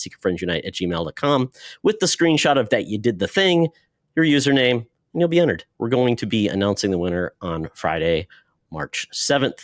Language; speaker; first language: English; native; English